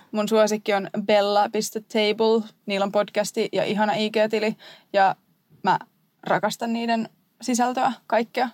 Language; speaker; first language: Finnish; native; Finnish